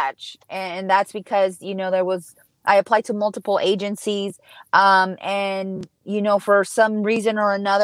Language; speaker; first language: English; early bilingual, other home language; Spanish